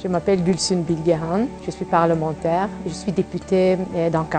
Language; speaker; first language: French; non-native, fluent; Turkish